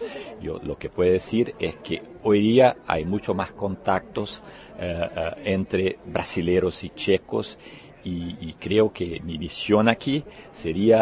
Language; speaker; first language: Spanish; non-native, fluent; Portuguese